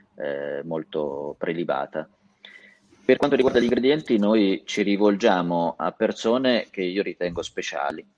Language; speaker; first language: Italian; native; Italian